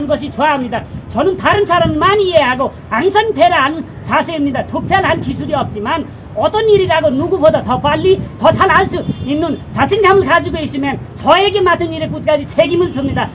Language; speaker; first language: Korean; non-native, learner; Nepali